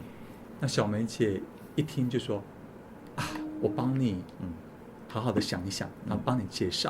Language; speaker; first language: Chinese; native; Chinese